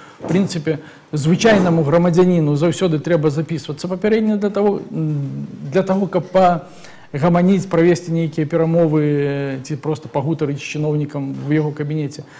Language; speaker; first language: Belarusian; non-native, local second language; Russian